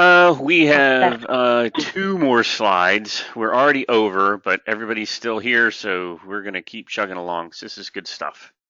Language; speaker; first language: English; native; English